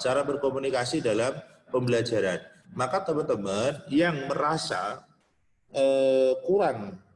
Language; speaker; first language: Indonesian; non-native, local second language; Javanese